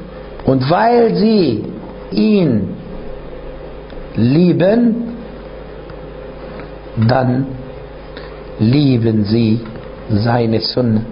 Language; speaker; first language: German; non-native, fluent; Arabic